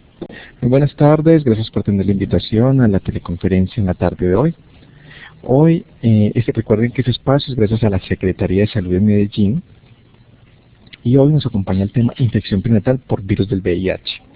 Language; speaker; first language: Spanish; native; Spanish